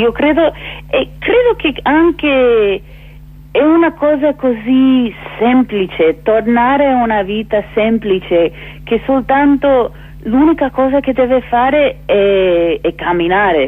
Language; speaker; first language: Italian; non-native, fluent; English